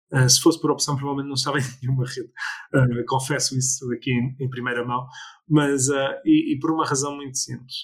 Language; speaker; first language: Portuguese; early bilingual, other home language; English